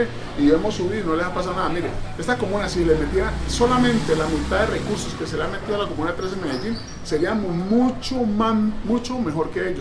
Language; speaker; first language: Spanish; native; Spanish